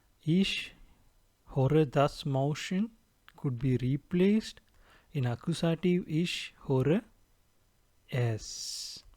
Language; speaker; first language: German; non-native, fluent; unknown